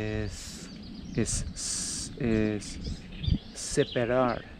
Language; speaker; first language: Spanish; non-native, learner; English